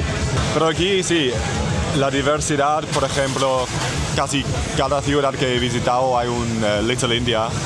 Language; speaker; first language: Spanish; non-native, learner; Dutch